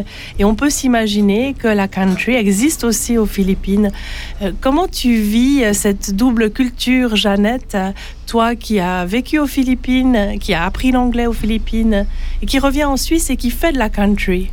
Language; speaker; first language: French; native; French